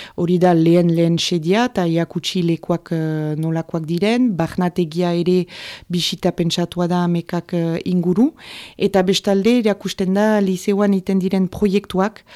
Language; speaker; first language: Basque; native; Basque